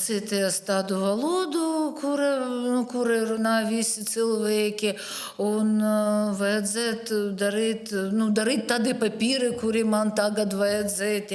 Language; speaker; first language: Latvian; non-native, learner; Russian